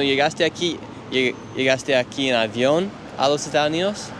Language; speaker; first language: Spanish; non-native, fluent; English